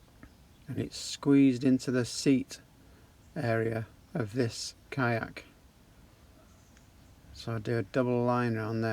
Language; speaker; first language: English; native; English